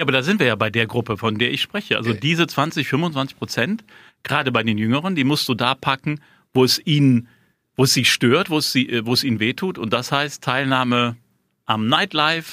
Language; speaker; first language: German; native; German